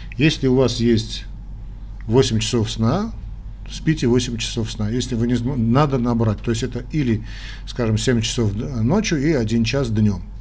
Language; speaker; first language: Russian; non-native, local second language; Armenian